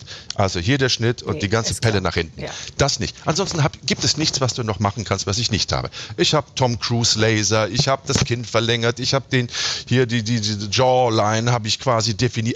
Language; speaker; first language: German; native; German